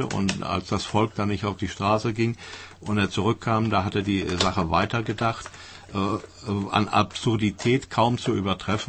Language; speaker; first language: German; native; German